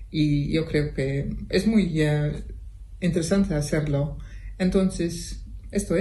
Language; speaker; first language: Spanish; non-native, fluent; Dutch